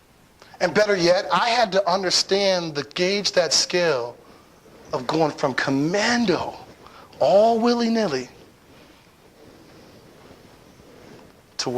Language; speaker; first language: English; native; English